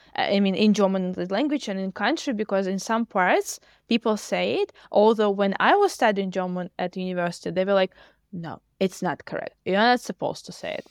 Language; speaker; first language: English; non-native, fluent; Russian